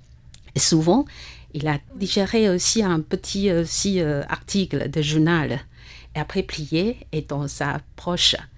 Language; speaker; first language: French; non-native, learner; Chinese